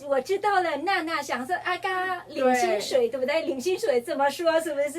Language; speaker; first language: Chinese; non-native, fluent; Vietnamese